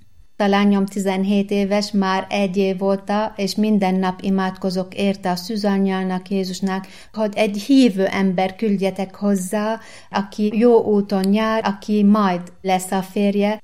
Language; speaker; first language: Hungarian; non-native, learner; Arabic